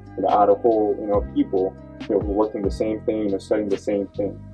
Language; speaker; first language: English; non-native, learner; Korean